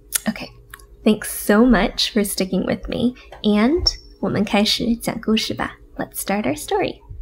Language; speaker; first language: English; native; English